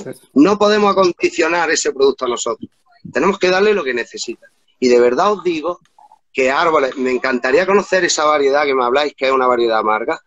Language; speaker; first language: Spanish; native; Spanish